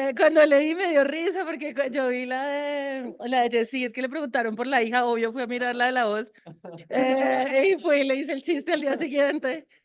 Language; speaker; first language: Spanish; early bilingual, other home language; French